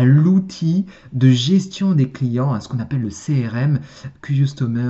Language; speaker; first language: French; native; French